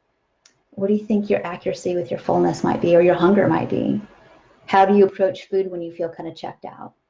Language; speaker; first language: English; native; English